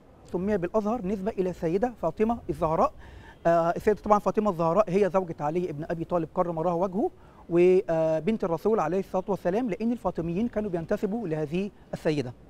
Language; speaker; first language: Arabic; native; Arabic